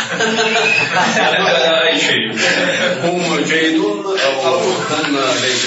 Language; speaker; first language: Arabic; non-native, learner; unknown